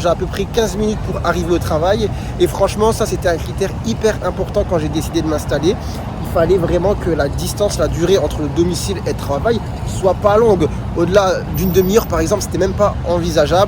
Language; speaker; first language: French; native; French